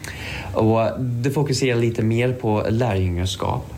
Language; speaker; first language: Swedish; non-native, fluent; English